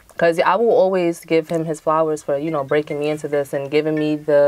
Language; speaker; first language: English; native; English